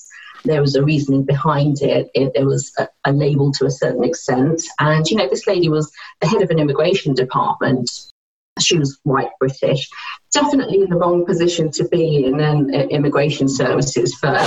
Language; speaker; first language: English; native; English